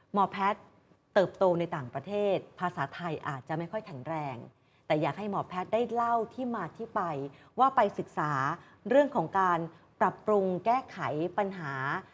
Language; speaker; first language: Thai; native; Thai